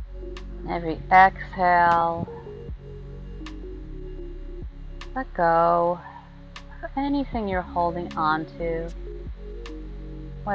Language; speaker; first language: English; native; English